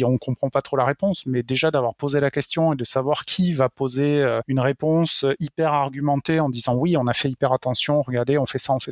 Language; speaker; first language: French; native; French